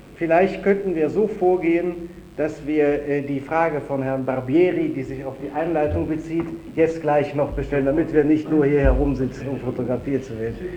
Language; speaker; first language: German; native; German